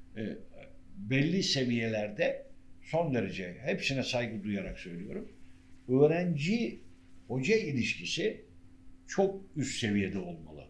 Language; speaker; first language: Turkish; native; Turkish